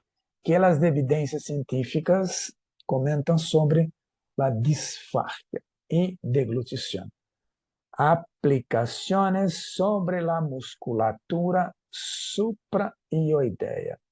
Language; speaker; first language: Spanish; non-native, fluent; Portuguese